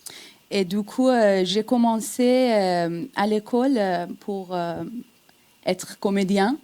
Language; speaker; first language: French; non-native, fluent; Persian